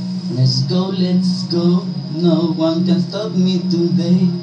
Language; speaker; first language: English; non-native, learner; Spanish